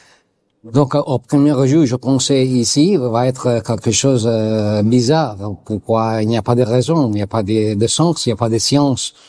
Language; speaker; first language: French; non-native, learner; Italian